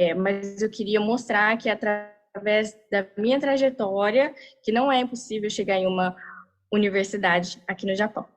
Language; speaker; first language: Portuguese; early bilingual, heritage; Portuguese